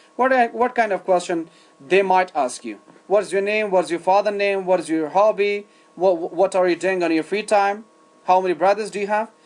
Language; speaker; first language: English; non-native, fluent; Persian